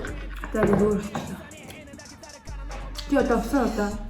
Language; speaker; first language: Mongolian; native; Mongolian